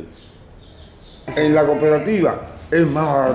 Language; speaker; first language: Spanish; native; Spanish